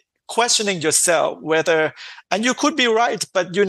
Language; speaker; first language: English; non-native, fluent; Thai